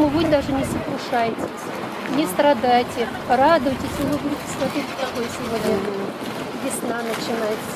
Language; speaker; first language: Russian; native; Russian